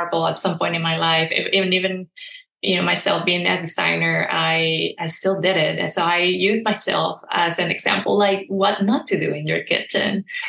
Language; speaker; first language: English; non-native, fluent; Spanish